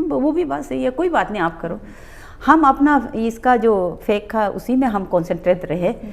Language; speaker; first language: Hindi; non-native, local second language; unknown